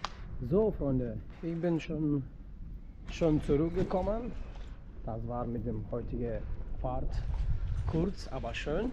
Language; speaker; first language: German; non-native, fluent; Polish